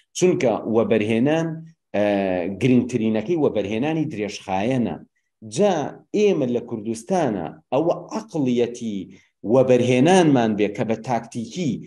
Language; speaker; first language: Central Kurdish; native; Central Kurdish